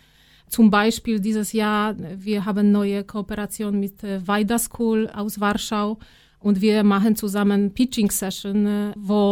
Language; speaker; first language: German; non-native, fluent; Polish